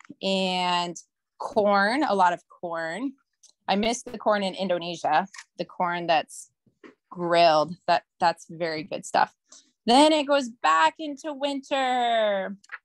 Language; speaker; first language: English; native; English